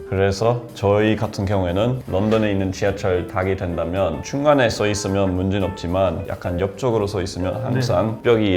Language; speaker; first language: Korean; non-native, fluent; English